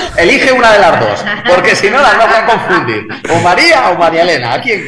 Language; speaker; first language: Spanish; native; Spanish